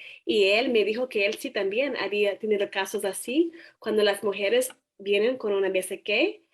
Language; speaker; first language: Spanish; non-native, learner; English